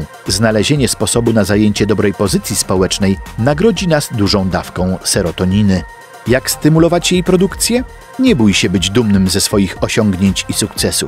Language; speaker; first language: Polish; native; Polish